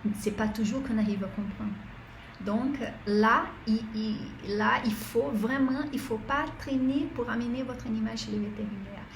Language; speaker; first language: French; non-native, fluent; Portuguese